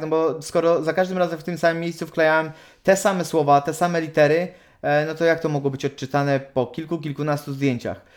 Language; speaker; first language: Polish; native; Polish